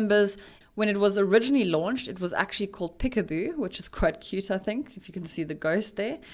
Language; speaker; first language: English; native; English